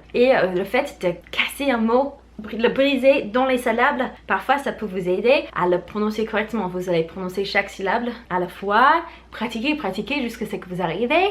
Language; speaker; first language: French; non-native, fluent; English